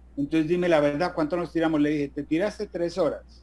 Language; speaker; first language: Spanish; native; Spanish